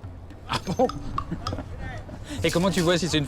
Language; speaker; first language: French; native; French